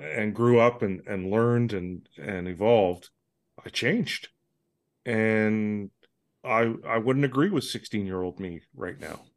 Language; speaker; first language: English; native; English